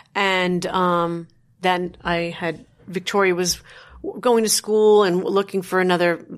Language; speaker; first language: English; native; English